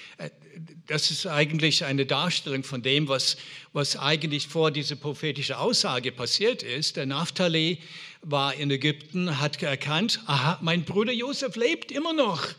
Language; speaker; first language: German; non-native, fluent; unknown